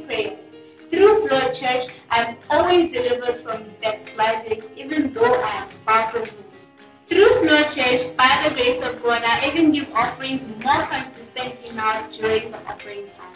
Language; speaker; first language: English; non-native, local second language; Tswana